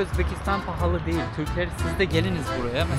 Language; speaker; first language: Turkish; non-native, learner; Uzbek